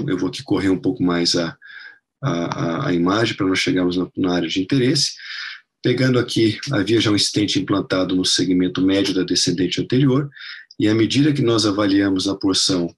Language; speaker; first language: Portuguese; non-native, fluent; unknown